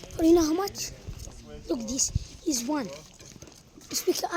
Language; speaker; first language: English; non-native, learner; Arabic